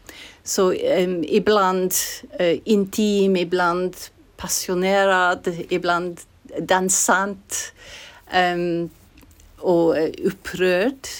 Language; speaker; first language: Swedish; non-native, fluent; English